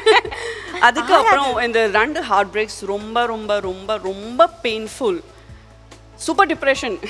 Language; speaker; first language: Tamil; non-native, learner; Gujarati